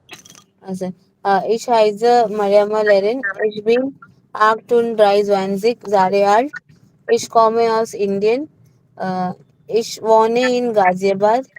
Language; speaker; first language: German; non-native, learner; Malayalam